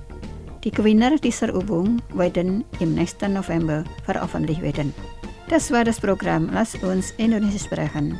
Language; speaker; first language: German; non-native, fluent; Indonesian